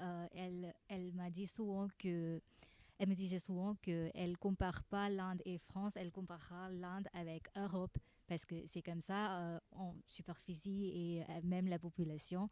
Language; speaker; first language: French; non-native, fluent; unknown